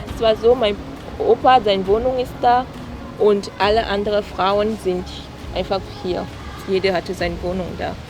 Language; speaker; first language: German; non-native, fluent; French